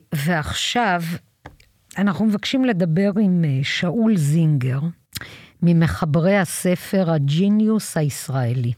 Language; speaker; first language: Hebrew; native; Hebrew